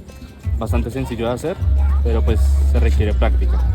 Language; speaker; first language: Spanish; native; Spanish